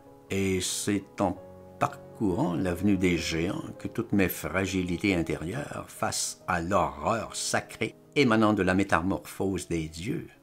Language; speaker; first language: French; native; French